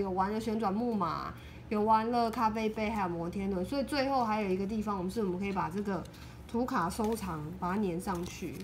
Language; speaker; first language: Chinese; native; Chinese